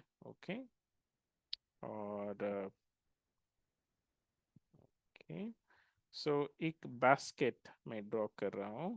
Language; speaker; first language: Hindi; non-native, local second language; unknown